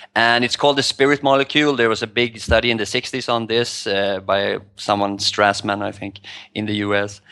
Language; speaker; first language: English; non-native, fluent; Swedish